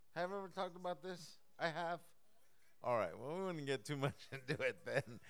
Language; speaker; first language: English; early bilingual, other home language; Spanish